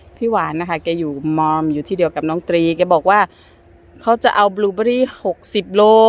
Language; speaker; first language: Thai; native; Thai